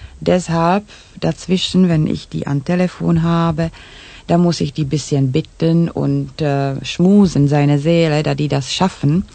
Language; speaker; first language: German; non-native, fluent; Czech